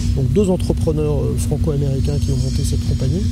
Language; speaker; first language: French; native; French